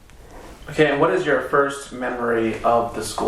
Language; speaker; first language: English; native; English